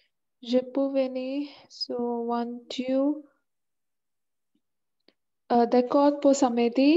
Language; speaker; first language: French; non-native, learner; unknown